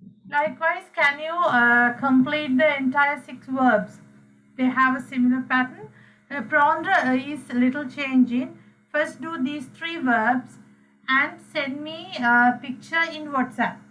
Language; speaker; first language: English; non-native, local second language; Sinhala